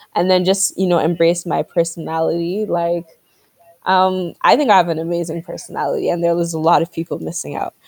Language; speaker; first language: English; native; English